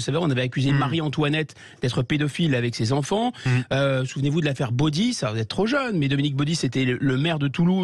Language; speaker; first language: French; native; French